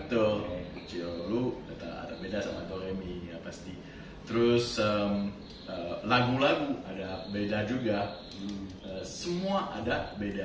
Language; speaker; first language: Indonesian; non-native, fluent; French